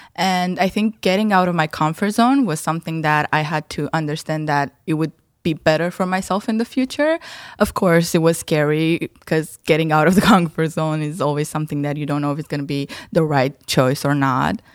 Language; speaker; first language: English; non-native, fluent; Romanian